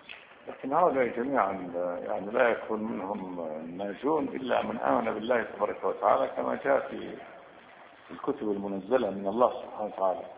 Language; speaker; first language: Arabic; native; Arabic